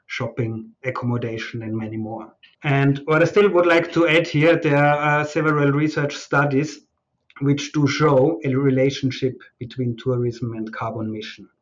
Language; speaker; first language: English; non-native, fluent; German